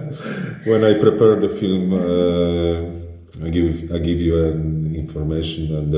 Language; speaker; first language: English; non-native, learner; Polish